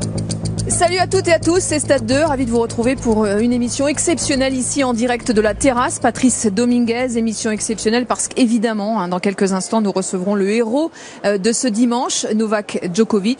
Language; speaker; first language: French; native; French